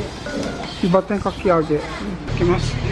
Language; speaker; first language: Japanese; non-native, fluent; Korean